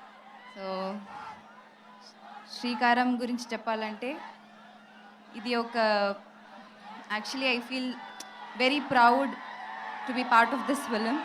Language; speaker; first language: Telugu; non-native, learner; Tamil